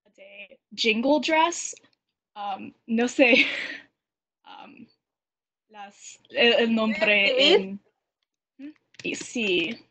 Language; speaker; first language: Spanish; non-native, learner; English